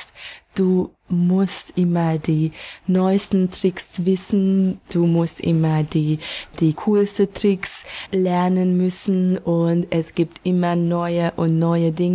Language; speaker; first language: German; non-native, fluent; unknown